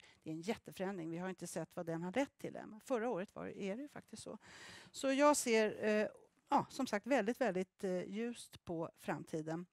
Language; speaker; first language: Swedish; native; Swedish